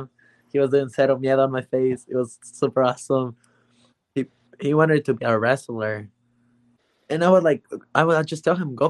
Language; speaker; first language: English; non-native, fluent; Spanish